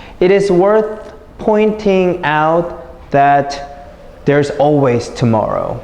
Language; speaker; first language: English; non-native, fluent; Korean